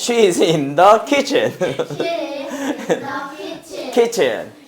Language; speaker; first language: English; non-native, fluent; Korean